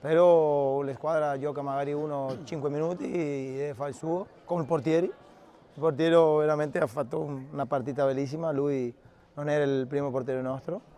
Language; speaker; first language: Italian; non-native, fluent; Spanish